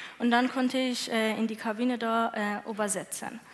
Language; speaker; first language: German; non-native, learner; Persian